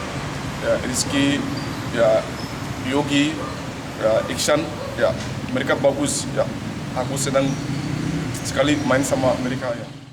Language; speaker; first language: Indonesian; non-native, fluent; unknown